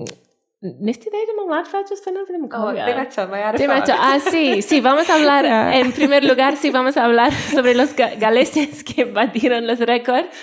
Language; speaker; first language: Spanish; non-native, fluent; Welsh